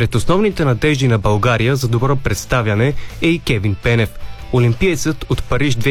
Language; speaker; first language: Bulgarian; native; Bulgarian